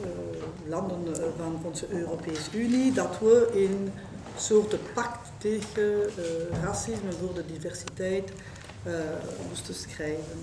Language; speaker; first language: Dutch; non-native, local second language; French